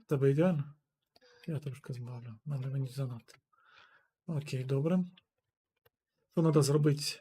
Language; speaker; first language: Ukrainian; native; Ukrainian